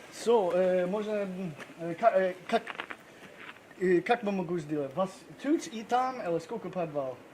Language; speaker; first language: Russian; non-native, learner; English